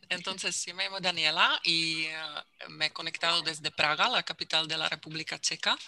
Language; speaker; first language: Spanish; non-native, fluent; Czech